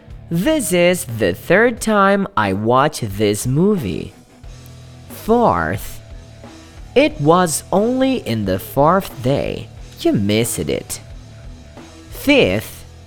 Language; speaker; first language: English; non-native, fluent; Portuguese